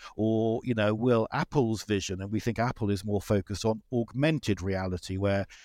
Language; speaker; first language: English; native; English